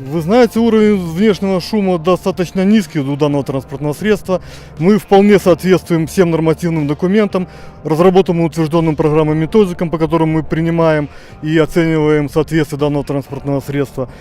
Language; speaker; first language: Russian; native; Russian